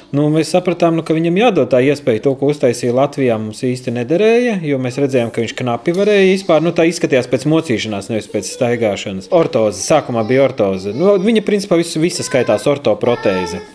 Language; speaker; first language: Latvian; native; Latvian